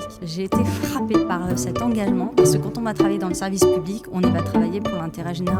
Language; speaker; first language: French; native; French